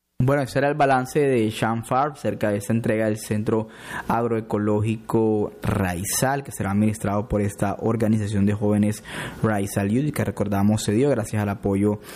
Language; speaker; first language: Spanish; non-native, local second language; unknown